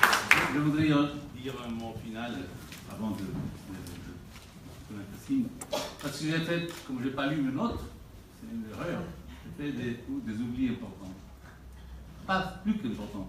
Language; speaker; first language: French; non-native, fluent; Spanish